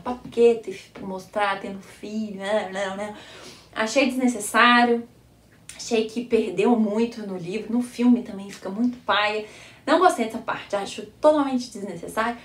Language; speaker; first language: Portuguese; native; Portuguese